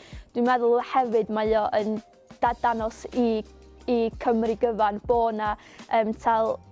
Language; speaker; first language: Welsh; native; Welsh